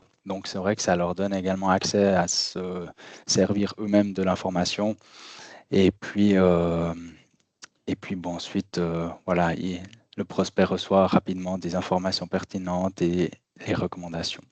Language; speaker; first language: French; native; French